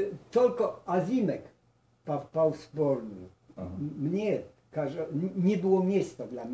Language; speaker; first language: Russian; non-native, learner; Polish